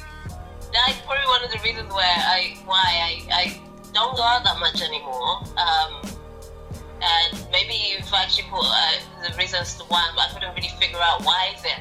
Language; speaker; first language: English; non-native, fluent; Portuguese